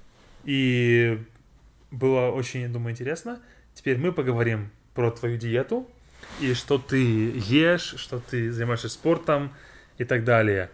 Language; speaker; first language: Russian; non-native, fluent; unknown